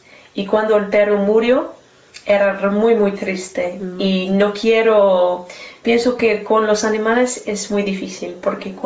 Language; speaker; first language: Spanish; non-native, learner; English